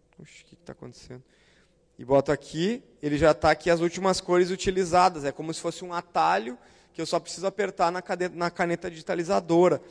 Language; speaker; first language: Portuguese; native; Portuguese